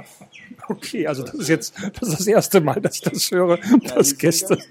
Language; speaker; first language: German; native; German